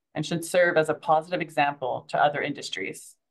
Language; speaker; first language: English; early bilingual, other home language; French